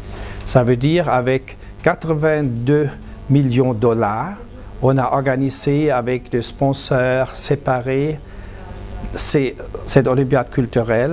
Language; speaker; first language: French; non-native, fluent; German